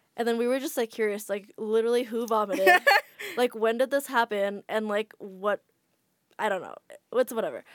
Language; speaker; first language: English; non-native, fluent; Indonesian